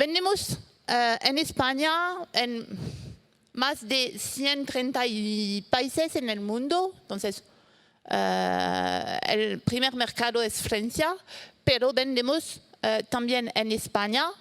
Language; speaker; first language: Spanish; non-native, fluent; French